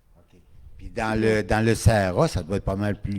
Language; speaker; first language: French; native; French